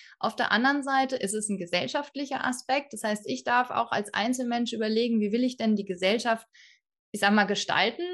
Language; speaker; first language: German; native; German